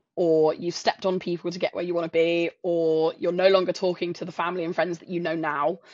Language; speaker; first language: English; native; English